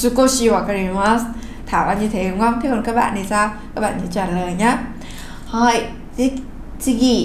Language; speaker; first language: Japanese; non-native, fluent; Vietnamese